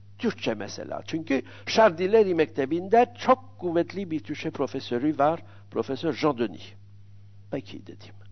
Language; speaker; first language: Turkish; non-native, fluent; French